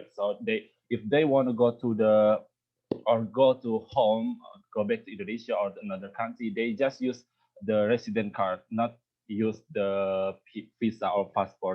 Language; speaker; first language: English; non-native, learner; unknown